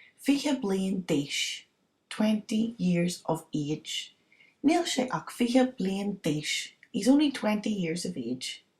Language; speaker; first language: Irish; non-native, local second language; English